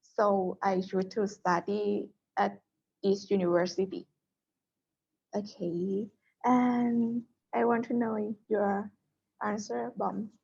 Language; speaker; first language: English; non-native, learner; Thai